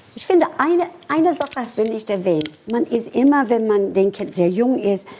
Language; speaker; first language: German; non-native, fluent; English